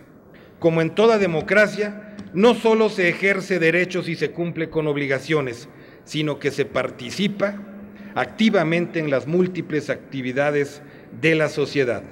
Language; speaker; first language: Spanish; native; Spanish